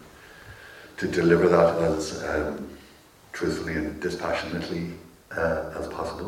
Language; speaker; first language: English; native; English